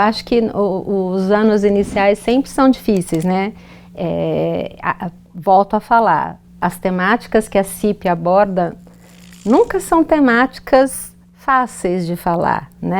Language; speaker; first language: Portuguese; native; Portuguese